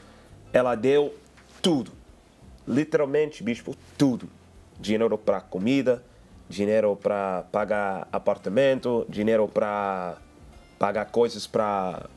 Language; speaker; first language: Portuguese; non-native, learner; English